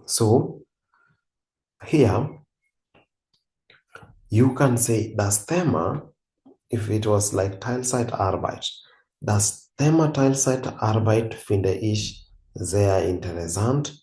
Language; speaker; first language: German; non-native, fluent; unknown